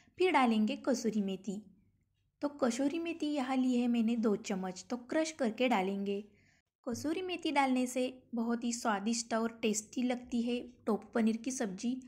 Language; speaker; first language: Hindi; non-native, local second language; Marathi